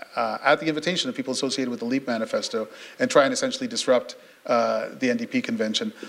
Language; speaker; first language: English; native; English